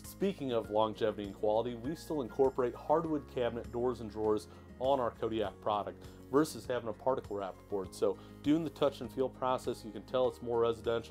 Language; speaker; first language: English; native; English